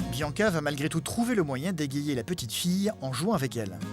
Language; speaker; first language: French; native; French